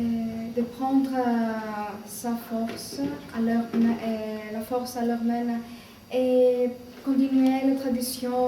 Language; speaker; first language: French; non-native, learner; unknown